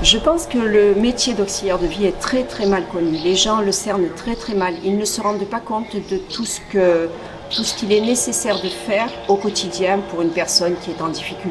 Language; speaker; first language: French; native; French